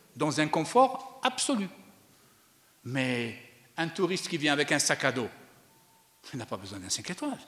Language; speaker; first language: French; non-native, local second language; Arabic